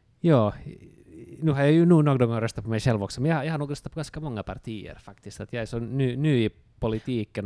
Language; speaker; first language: Swedish; native; Swedish